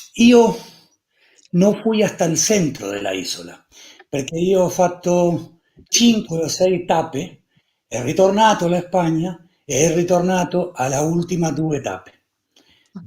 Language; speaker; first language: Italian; non-native, learner; Spanish